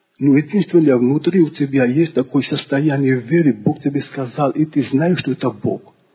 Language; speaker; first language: Russian; non-native, local second language; Georgian